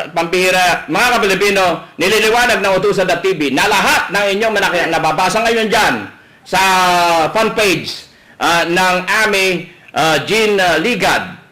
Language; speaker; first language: Filipino; native; Filipino